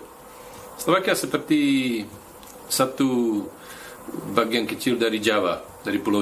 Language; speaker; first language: Indonesian; non-native, fluent; Slovak